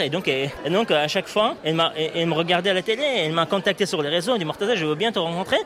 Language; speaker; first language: French; non-native, fluent; Persian